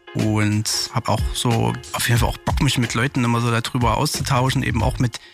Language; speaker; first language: German; native; German